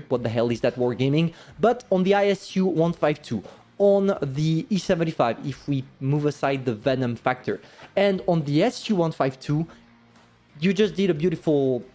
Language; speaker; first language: English; non-native, fluent; French